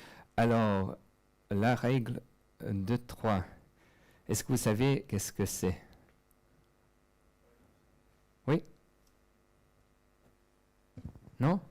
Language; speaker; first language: French; non-native, fluent; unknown